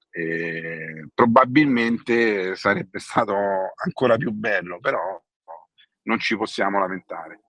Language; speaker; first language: Italian; native; Italian